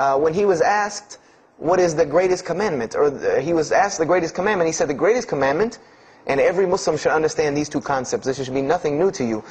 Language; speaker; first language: English; native; English